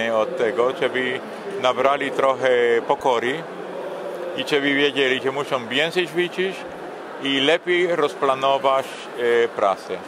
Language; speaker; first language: Polish; non-native, fluent; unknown